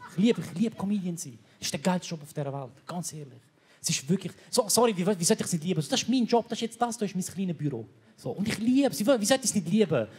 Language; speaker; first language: German; early bilingual, other home language; Croatian